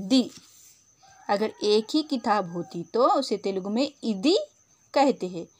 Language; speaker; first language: Hindi; non-native, local second language; Telugu